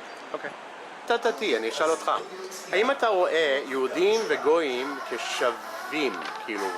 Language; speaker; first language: Hebrew; non-native, fluent; English